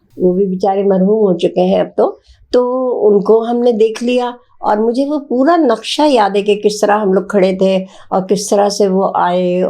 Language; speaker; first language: Urdu; native; Urdu